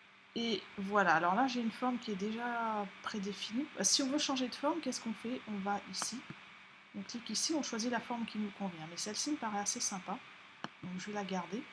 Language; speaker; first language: French; native; French